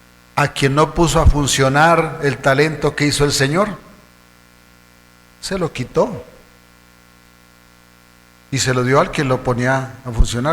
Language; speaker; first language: Spanish; native; Spanish